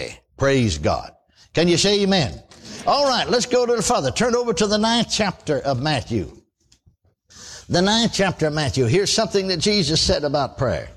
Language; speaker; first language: English; native; English